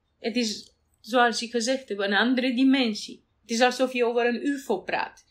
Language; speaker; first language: Dutch; non-native, fluent; Romanian